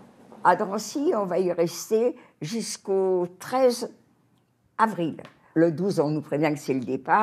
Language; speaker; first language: French; native; French